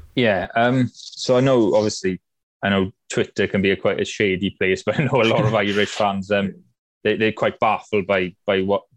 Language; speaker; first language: English; native; English